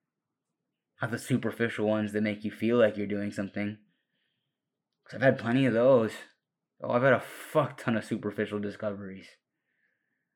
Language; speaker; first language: English; early bilingual, other home language; Spanish